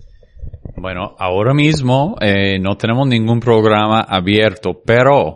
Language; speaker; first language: Spanish; non-native, fluent; English